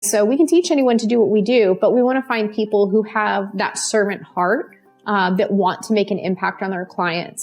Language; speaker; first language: English; native; English